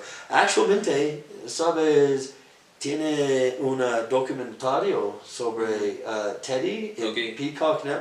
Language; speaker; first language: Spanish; non-native, learner; English